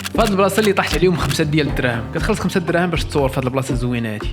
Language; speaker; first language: Arabic; native; Arabic